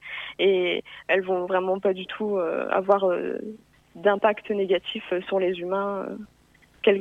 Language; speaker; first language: French; native; French